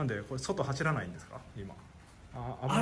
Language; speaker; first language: Japanese; native; Japanese